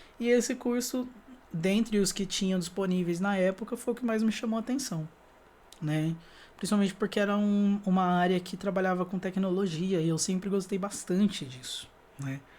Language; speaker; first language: Portuguese; native; Portuguese